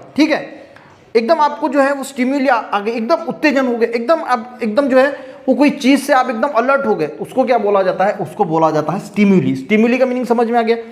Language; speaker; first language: Hindi; non-native, local second language; Marathi